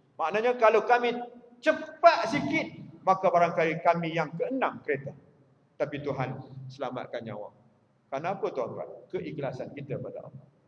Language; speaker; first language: Malay; native; Malay